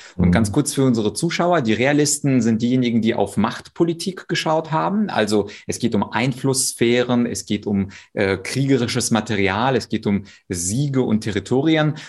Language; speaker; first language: German; early bilingual, other home language; Russian